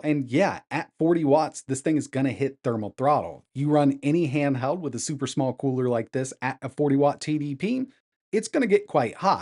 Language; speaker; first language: English; native; English